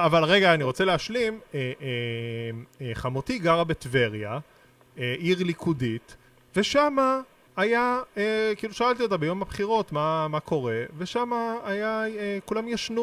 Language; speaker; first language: Hebrew; native; Hebrew